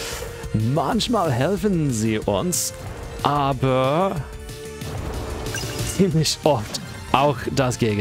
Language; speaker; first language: German; non-native, fluent; English